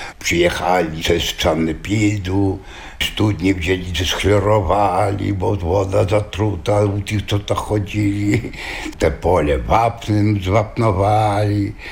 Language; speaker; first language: Polish; native; Polish